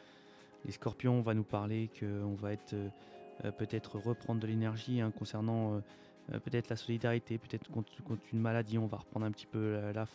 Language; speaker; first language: French; native; French